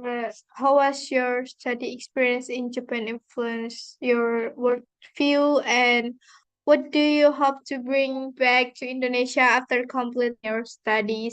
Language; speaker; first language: English; non-native, fluent; Indonesian